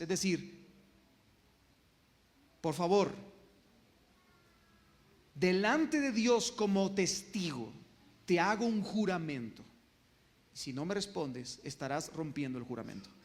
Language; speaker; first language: Spanish; native; Spanish